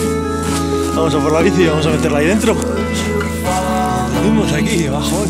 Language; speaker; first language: Spanish; native; Spanish